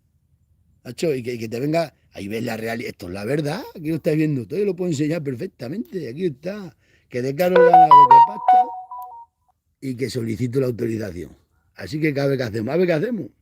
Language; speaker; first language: Spanish; native; Spanish